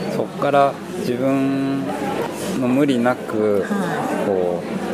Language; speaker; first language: Japanese; early bilingual, heritage; Japanese